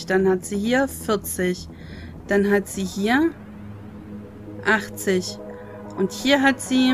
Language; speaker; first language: German; native; German